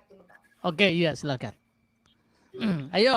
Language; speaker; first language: Indonesian; native; Indonesian